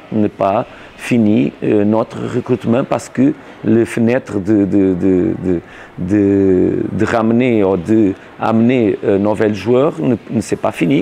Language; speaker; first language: French; non-native, learner; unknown